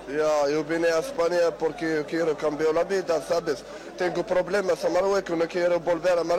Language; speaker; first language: Spanish; non-native, learner; Arabic